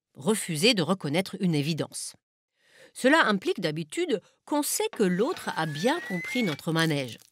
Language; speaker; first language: French; non-native, fluent; German